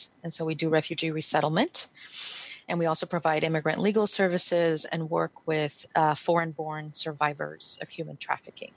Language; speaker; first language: English; early bilingual, other home language; Spanish